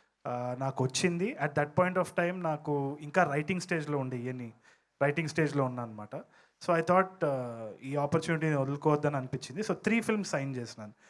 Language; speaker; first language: Telugu; native; Telugu